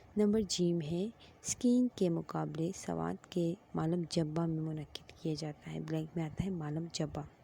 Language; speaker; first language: Urdu; non-native, local second language; Pashto